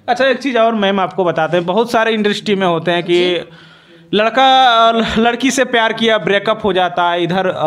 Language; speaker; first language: Hindi; native; Hindi